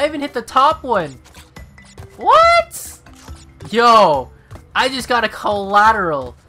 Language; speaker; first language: English; native; English